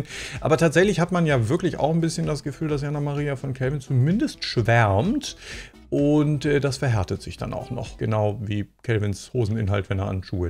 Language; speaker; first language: German; native; German